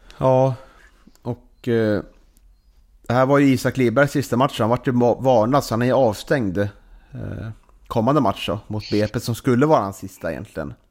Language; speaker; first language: Swedish; native; Swedish